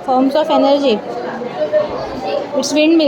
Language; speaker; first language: English; non-native, local second language; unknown